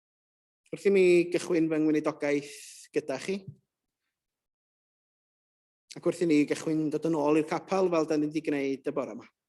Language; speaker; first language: Welsh; native; Welsh